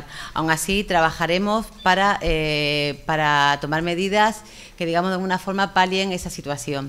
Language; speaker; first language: Spanish; native; Spanish